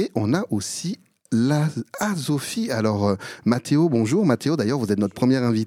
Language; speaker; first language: French; native; French